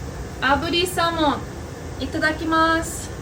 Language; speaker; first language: Japanese; non-native, learner; English